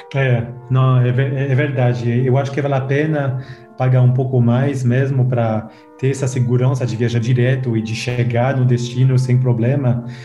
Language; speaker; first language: Portuguese; non-native, fluent; French